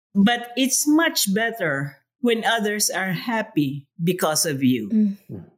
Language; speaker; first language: English; non-native, local second language; Hiligaynon